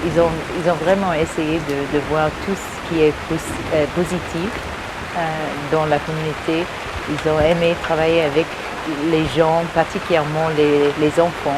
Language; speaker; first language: French; early bilingual, heritage; English